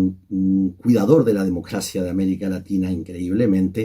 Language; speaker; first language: Spanish; native; Spanish